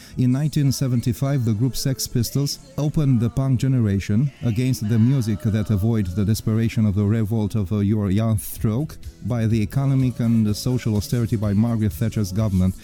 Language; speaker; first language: English; non-native, fluent; Romanian